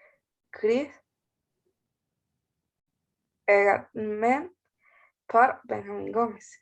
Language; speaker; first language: French; non-native, learner; Spanish